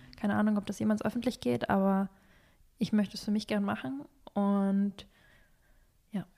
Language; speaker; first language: German; early bilingual, other home language; Russian